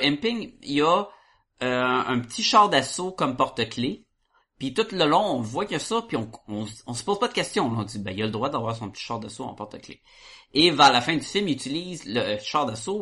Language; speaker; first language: French; native; French